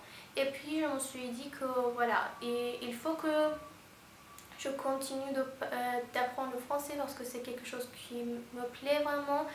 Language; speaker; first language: French; non-native, fluent; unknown